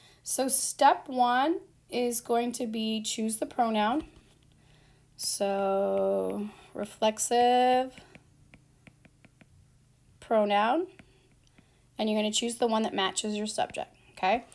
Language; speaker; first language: English; native; English